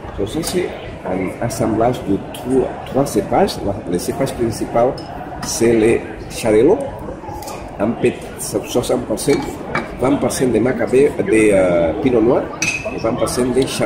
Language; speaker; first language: French; non-native, learner; Spanish